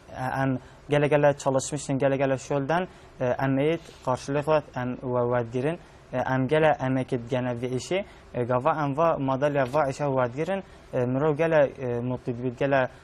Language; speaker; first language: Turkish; non-native, local second language; Kurdish